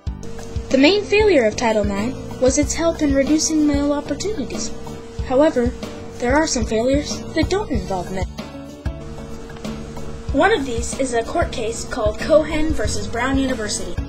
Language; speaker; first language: English; native; English